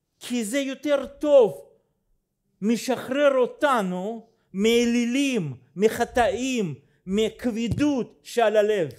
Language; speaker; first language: Hebrew; non-native, fluent; Russian